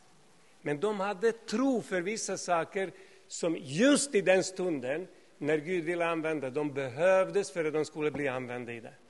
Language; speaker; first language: Swedish; non-native, fluent; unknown